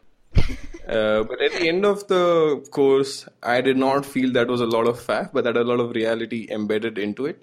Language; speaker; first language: English; non-native, local second language; Gujarati